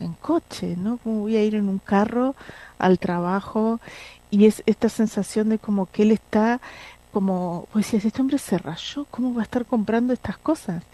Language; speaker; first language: Spanish; native; Spanish